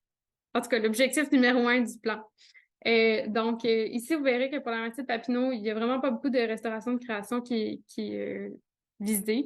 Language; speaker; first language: French; native; French